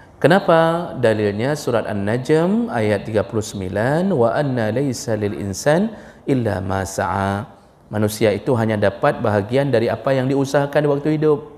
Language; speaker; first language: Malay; non-native, local second language; Achinese